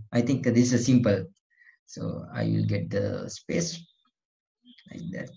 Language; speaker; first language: English; non-native, local second language; Sinhala